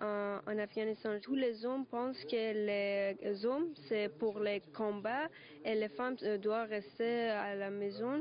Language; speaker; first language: French; non-native, learner; Persian